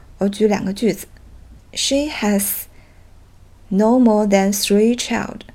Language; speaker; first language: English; non-native, fluent; Chinese